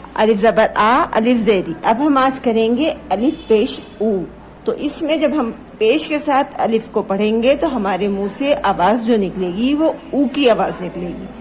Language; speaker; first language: Hindi; native; Hindi